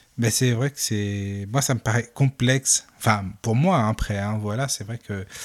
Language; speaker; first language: French; native; French